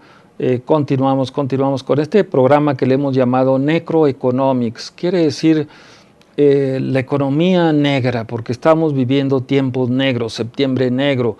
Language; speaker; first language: Spanish; native; Spanish